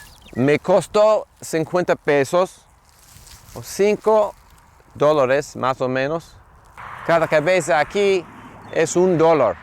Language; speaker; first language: Spanish; non-native, learner; English